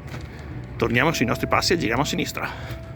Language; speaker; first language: Italian; native; Italian